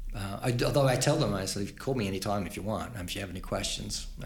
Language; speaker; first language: English; native; English